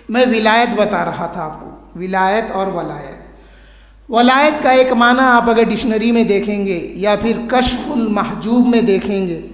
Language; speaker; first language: Urdu; native; Urdu